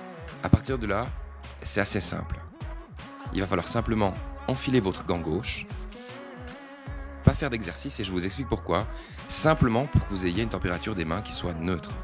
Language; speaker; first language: French; native; French